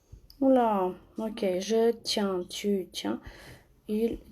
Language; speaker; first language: French; non-native, fluent; Armenian